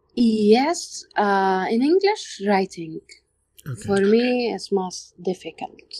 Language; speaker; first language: English; non-native, learner; Arabic